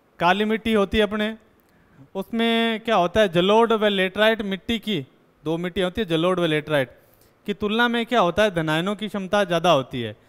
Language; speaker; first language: Hindi; native; Hindi